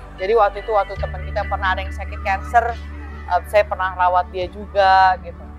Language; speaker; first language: Indonesian; early bilingual, heritage; Indonesian